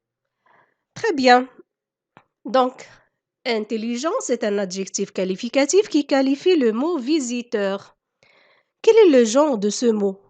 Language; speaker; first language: French; non-native, local second language; Arabic